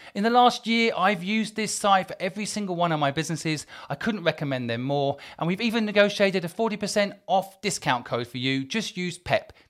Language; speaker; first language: English; native; English